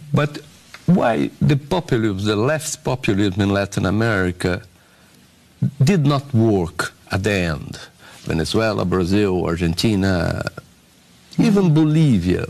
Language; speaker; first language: English; non-native, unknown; Portuguese